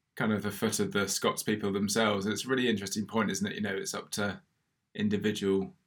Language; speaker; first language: English; native; English